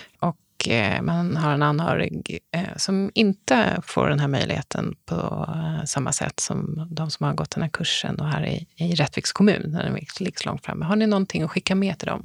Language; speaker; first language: Swedish; native; Swedish